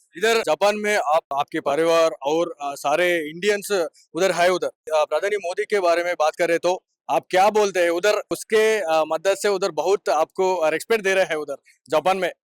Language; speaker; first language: Hindi; non-native, local second language; Telugu